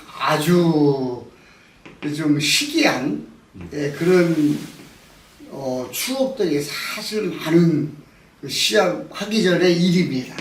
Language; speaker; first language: Korean; native; Korean